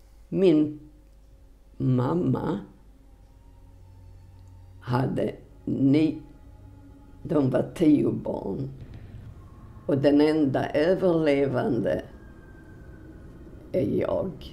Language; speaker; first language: Swedish; non-native, fluent; Polish